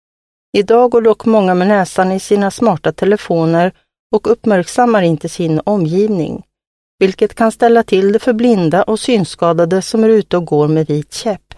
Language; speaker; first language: Swedish; native; Swedish